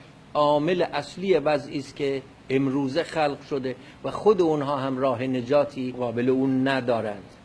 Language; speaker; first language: Persian; non-native, local second language; Kurdish